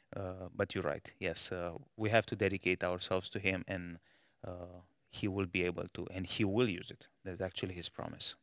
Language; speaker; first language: English; non-native, fluent; Romanian